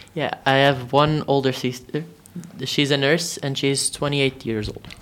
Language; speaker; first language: English; non-native, learner; Portuguese